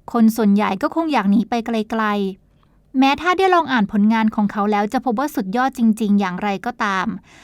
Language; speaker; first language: Thai; native; Thai